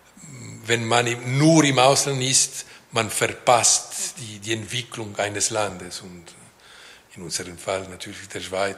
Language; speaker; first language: German; non-native, fluent; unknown